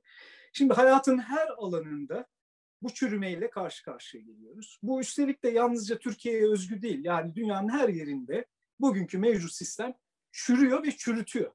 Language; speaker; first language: Turkish; native; Turkish